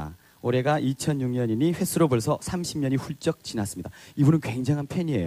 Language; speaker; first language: Korean; native; Korean